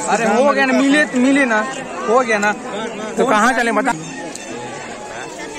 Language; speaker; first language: Hindi; native; Hindi